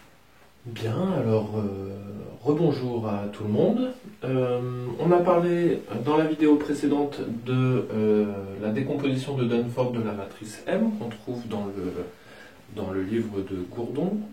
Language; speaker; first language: French; native; French